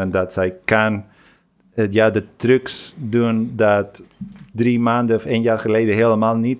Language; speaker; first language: Dutch; non-native, fluent; Spanish